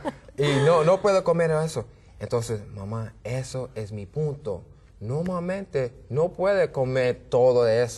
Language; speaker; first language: Spanish; non-native, learner; English